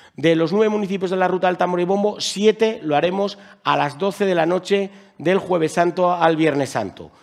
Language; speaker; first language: Spanish; native; Spanish